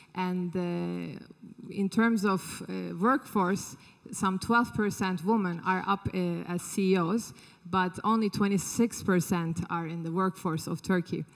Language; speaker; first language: English; non-native, fluent; Turkish